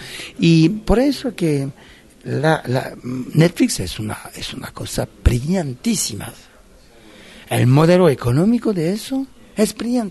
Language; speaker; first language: Spanish; non-native, fluent; French